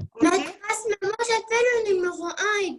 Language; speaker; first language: French; non-native, local second language; Arabic